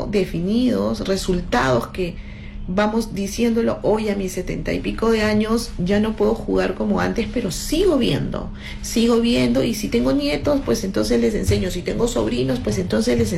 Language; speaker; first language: Spanish; native; Spanish